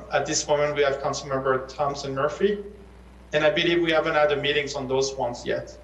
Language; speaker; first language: English; early bilingual, other home language; Persian